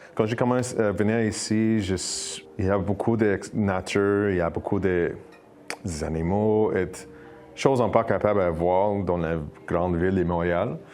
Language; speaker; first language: French; non-native, learner; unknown